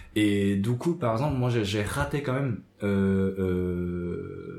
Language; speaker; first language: French; non-native, fluent; Japanese